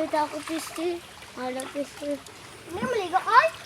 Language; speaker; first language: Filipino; non-native, local second language; Hiligaynon